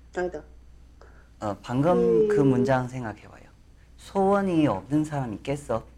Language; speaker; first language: Korean; non-native, fluent; Chinese